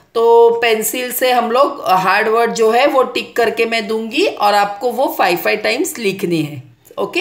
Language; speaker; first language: Hindi; non-native, local second language; Marathi